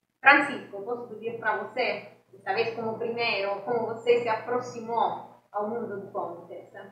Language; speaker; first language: Portuguese; non-native, fluent; Italian